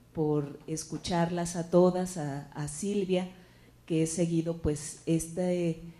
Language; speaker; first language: Spanish; native; Spanish